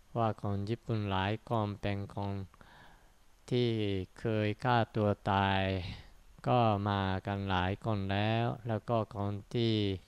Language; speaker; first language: Thai; non-native, fluent; Japanese